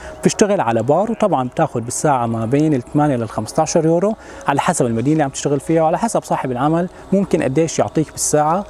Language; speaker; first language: Arabic; native; Arabic